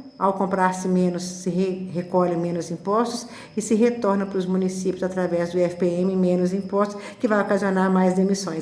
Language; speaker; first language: Portuguese; native; Portuguese